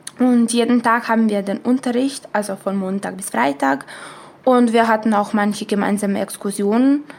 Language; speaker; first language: German; non-native, fluent; Serbian